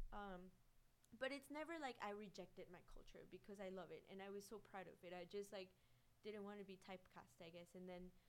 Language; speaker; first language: English; non-native, fluent; Spanish